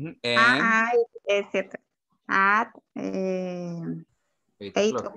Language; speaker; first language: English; non-native, learner; Spanish